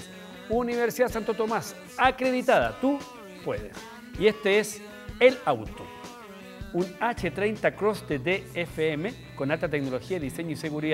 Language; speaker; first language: Spanish; native; Spanish